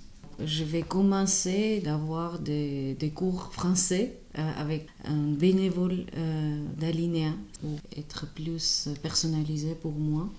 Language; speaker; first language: French; non-native, fluent; Armenian